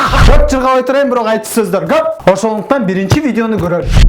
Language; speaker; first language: Kyrgyz; native; Kyrgyz